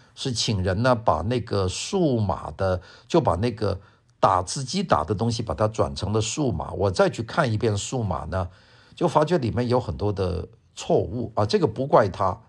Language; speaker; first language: Chinese; non-native, local second language; Cantonese